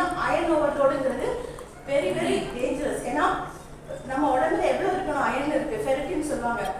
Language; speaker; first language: Tamil; native; Tamil